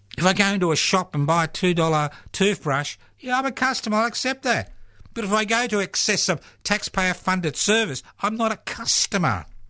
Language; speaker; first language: English; early bilingual, other home language; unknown